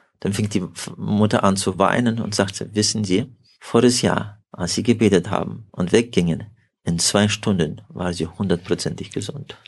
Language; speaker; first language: German; early bilingual, heritage; German